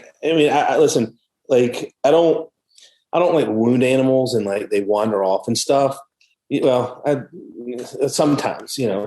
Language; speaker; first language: English; native; English